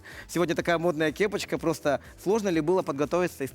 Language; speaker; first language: Russian; native; Russian